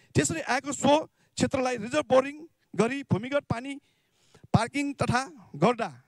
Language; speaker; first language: Nepali; non-native, local second language; Newari